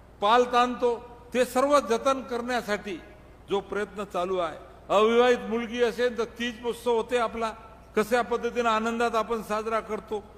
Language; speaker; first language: Marathi; non-native, local second language; Lambadi